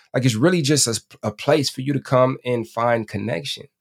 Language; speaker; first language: English; native; English